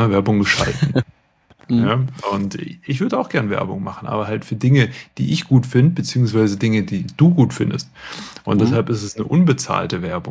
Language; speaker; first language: German; native; German